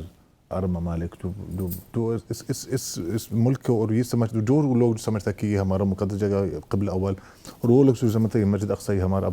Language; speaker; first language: Hindi; non-native, fluent; Arabic